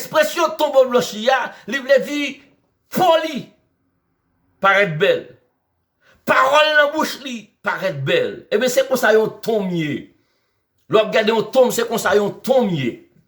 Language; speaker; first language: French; non-native, learner; Haitian Creole